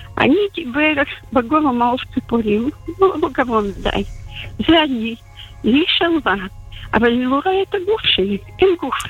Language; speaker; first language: Hebrew; non-native, fluent; Russian